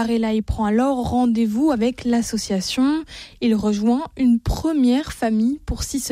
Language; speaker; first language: French; native; French